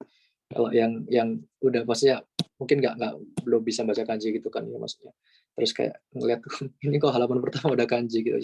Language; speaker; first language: Indonesian; native; Indonesian